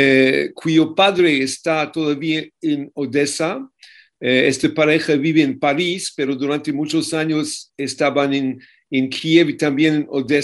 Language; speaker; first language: Spanish; non-native, fluent; English